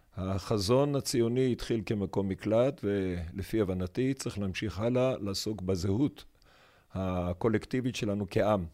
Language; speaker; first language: Hebrew; native; Hebrew